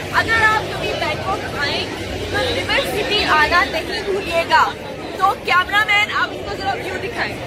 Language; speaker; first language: Urdu; non-native, local second language; Punjabi